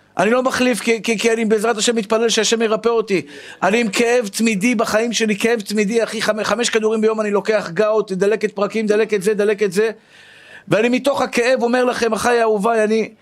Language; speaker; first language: Hebrew; native; Hebrew